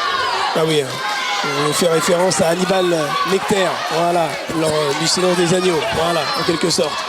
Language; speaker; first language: French; native; French